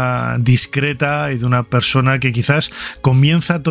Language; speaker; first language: Spanish; native; Spanish